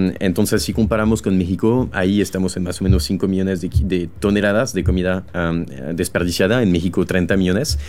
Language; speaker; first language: Spanish; non-native, fluent; French